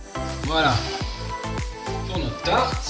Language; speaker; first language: French; native; French